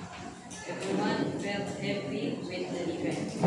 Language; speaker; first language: English; non-native, learner; Indonesian